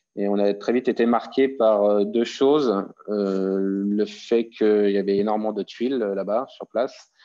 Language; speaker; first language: French; native; French